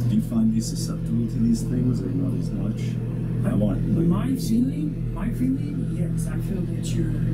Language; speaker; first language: English; native; English